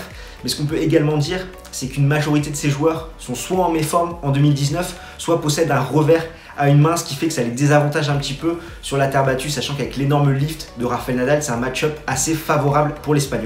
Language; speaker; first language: French; native; French